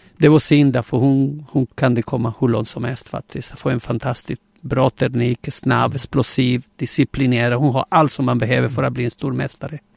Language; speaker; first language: Swedish; non-native, fluent; Spanish